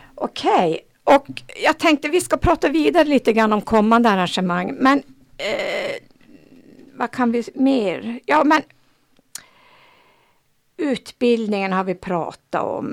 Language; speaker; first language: Swedish; native; Swedish